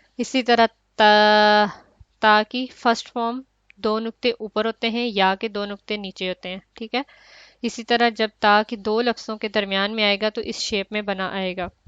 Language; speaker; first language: Urdu; native; Urdu